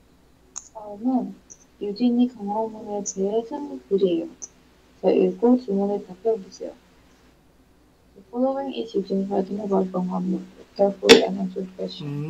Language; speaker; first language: Korean; non-native, learner; Indonesian